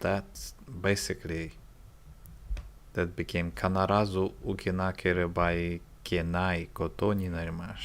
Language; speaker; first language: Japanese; non-native, learner; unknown